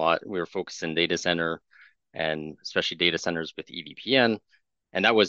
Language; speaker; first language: English; non-native, fluent; French